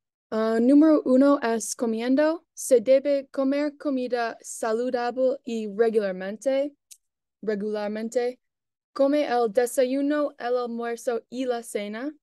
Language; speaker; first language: Spanish; non-native, learner; English